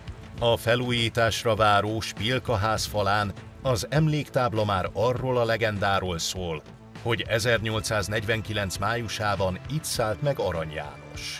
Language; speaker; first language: Hungarian; native; Hungarian